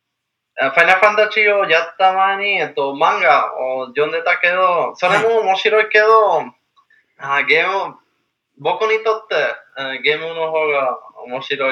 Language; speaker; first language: Japanese; non-native, learner; English